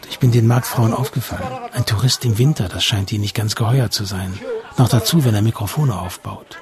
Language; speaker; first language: German; native; German